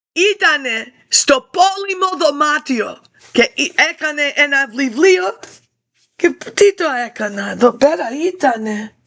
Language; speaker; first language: Greek; early bilingual, heritage; English